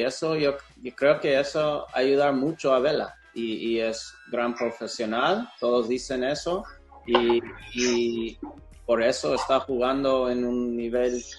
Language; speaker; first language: Spanish; non-native, fluent; English